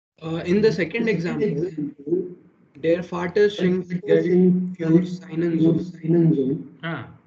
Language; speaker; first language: German; non-native, learner; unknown